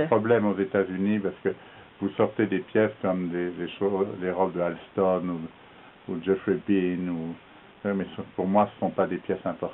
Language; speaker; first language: French; native; French